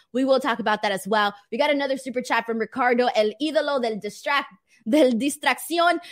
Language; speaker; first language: English; early bilingual, other home language; Spanish